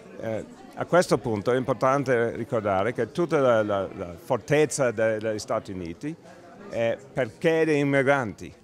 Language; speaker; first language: Italian; non-native, learner; English